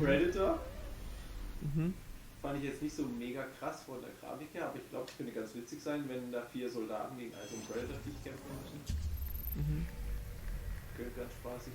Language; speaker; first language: German; native; German